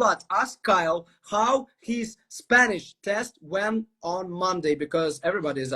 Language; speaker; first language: English; non-native, fluent; Ukrainian